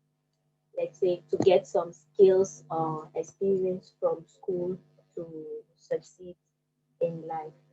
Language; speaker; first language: English; non-native, fluent; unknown